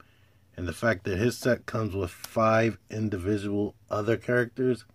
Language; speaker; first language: English; native; English